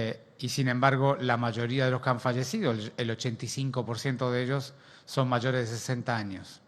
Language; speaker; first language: Spanish; native; Spanish